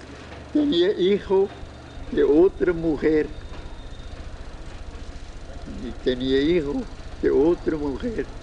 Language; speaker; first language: Spanish; non-native, fluent; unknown